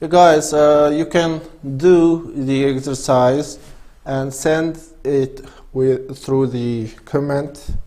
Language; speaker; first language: English; non-native, fluent; Kazakh